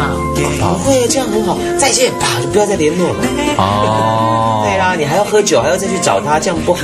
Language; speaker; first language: Chinese; native; Chinese